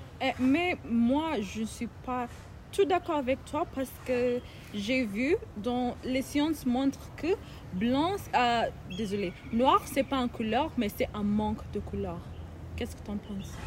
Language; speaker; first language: French; non-native, learner; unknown